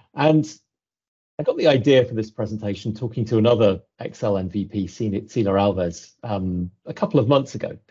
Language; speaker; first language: English; native; English